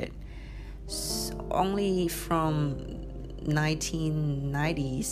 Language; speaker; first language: English; non-native, fluent; Vietnamese